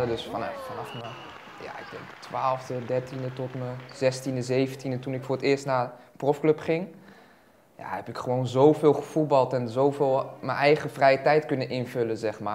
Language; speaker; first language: Dutch; native; Dutch